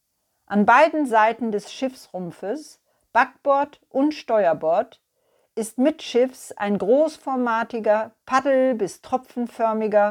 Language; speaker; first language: German; native; German